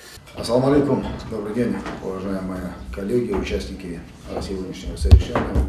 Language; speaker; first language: Russian; non-native, local second language; Avaric